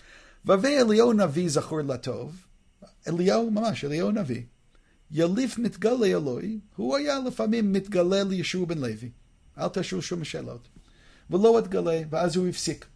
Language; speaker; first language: Hebrew; non-native, fluent; English